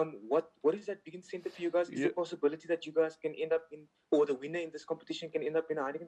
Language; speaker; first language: English; non-native, local second language; Afrikaans